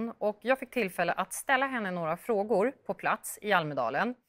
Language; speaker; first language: Swedish; native; Swedish